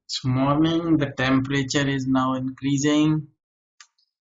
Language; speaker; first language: English; non-native, local second language; Hindi